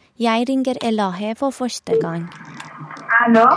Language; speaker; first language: Norwegian; non-native, fluent; Persian